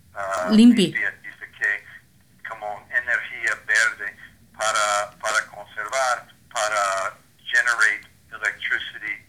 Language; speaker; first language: Spanish; non-native, learner; English